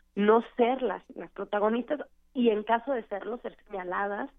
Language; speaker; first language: Spanish; native; Spanish